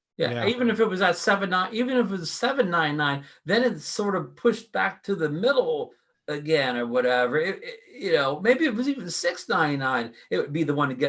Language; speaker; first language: English; native; English